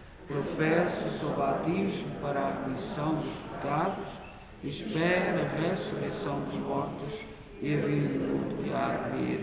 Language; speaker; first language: Portuguese; native; Portuguese